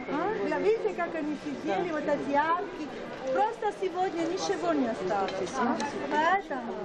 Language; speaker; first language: Russian; non-native, fluent; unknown